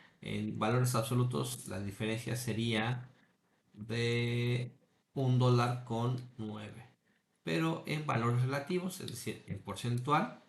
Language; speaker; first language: Spanish; native; Spanish